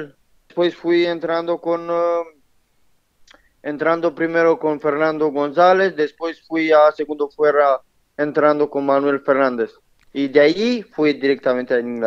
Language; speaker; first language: Spanish; non-native, learner; Romanian